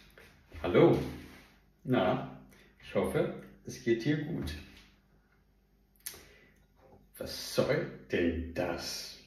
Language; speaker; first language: German; non-native, fluent; Portuguese